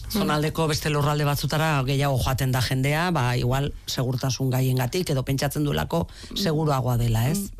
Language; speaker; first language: Basque; native; Basque